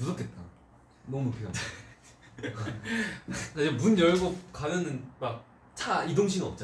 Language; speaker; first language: Korean; early bilingual, heritage; Korean